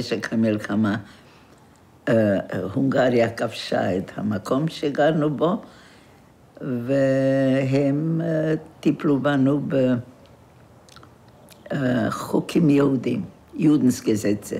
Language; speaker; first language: Hebrew; non-native, fluent; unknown